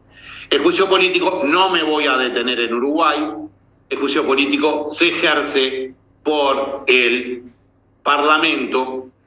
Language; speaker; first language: Spanish; native; Spanish